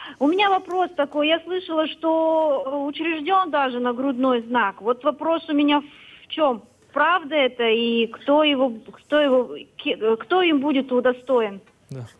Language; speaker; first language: Russian; non-native, local second language; Kazakh